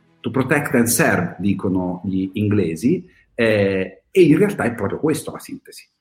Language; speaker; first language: Italian; native; Italian